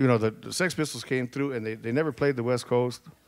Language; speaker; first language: English; native; English